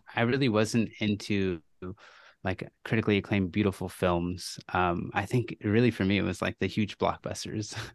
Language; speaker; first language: English; native; English